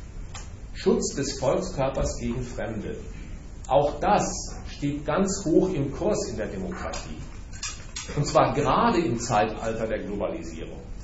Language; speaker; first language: German; native; German